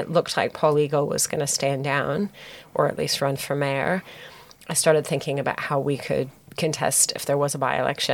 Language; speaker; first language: English; native; English